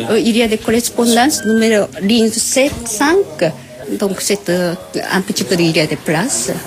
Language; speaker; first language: French; non-native, fluent; Japanese